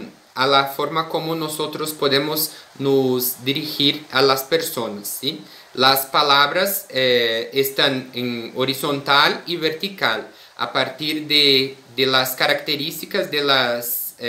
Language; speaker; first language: Spanish; non-native, fluent; Portuguese